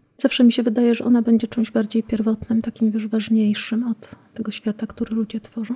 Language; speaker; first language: Polish; native; Polish